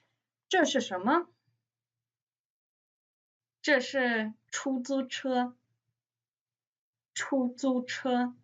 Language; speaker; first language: Chinese; non-native, fluent; English